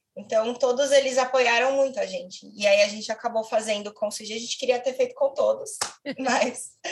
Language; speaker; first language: Portuguese; native; Portuguese